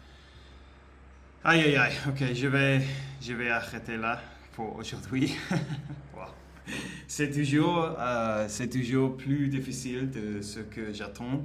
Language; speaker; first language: French; non-native, learner; Spanish